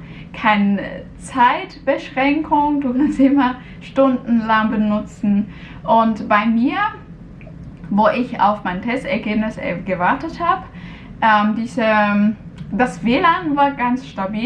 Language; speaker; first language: German; non-native, fluent; Cantonese